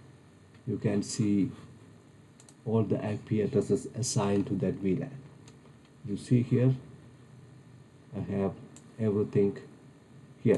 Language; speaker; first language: English; non-native, fluent; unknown